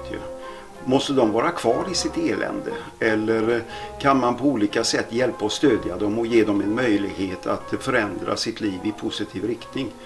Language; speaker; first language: Swedish; native; Swedish